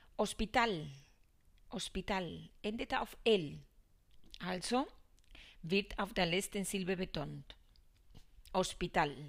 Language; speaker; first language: German; non-native, fluent; Spanish